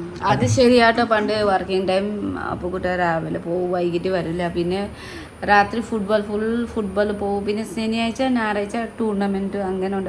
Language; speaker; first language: Malayalam; non-native, learner; Nepali